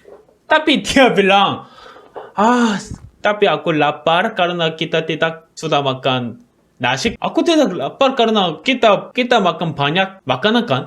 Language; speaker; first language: Indonesian; non-native, learner; Korean